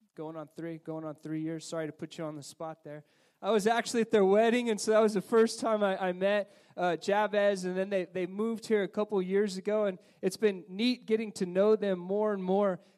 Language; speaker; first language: English; native; English